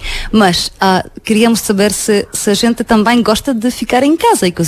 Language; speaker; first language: Portuguese; non-native, fluent; Polish